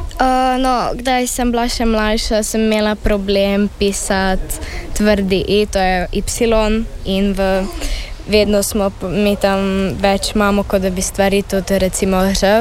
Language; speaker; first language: Slovenian; early bilingual, heritage; Czech